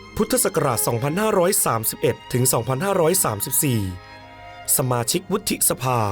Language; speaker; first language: Thai; native; Thai